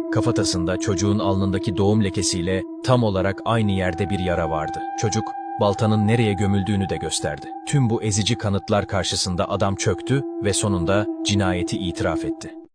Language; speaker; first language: Turkish; native; Turkish